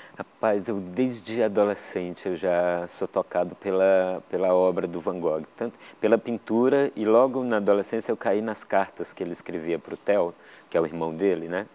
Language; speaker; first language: Portuguese; native; Portuguese